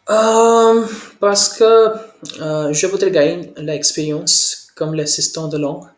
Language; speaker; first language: French; non-native, learner; Hindi